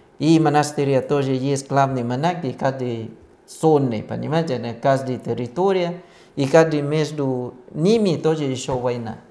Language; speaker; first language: Russian; non-native, fluent; Thai